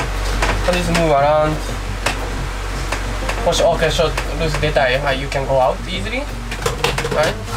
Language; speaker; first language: Japanese; native; Japanese